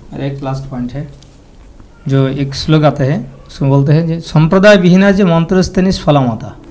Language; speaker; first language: Hindi; non-native, local second language; Bangla